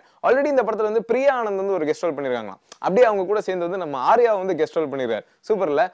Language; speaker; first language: Tamil; native; Tamil